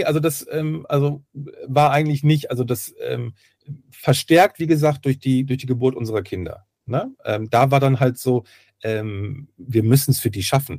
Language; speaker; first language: German; native; German